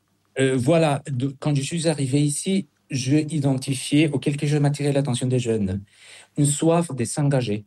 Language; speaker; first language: French; non-native, fluent; Spanish